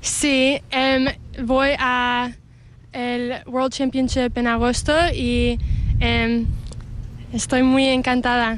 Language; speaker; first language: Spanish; early bilingual, heritage; Spanish